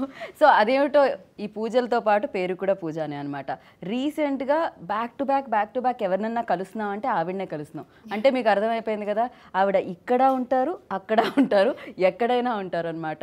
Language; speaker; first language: Telugu; native; Telugu